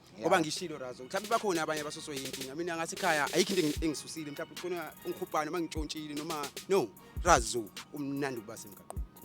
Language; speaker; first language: Zulu; native; Zulu